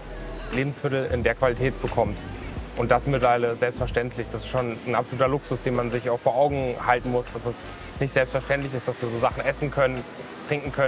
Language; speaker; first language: German; native; German